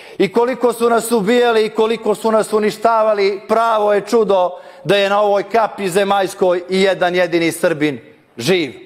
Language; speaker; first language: Serbian; native; Serbian